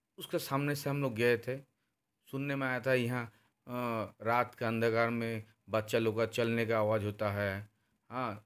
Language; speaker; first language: Hindi; non-native, local second language; Bangla